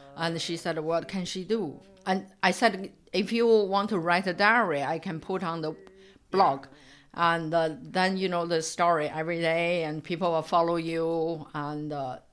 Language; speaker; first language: English; non-native, fluent; Chinese